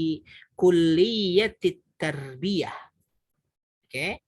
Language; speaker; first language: Arabic; non-native, learner; Indonesian